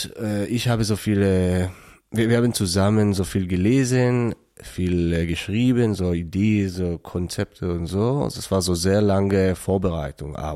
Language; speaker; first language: German; non-native, learner; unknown